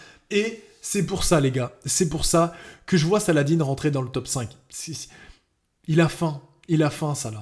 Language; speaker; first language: French; native; French